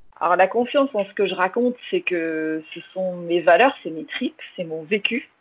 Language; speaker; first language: French; early bilingual, other home language; English